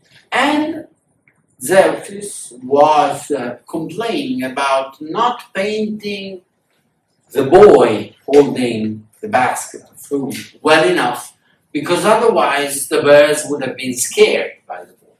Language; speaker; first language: English; non-native, fluent; Italian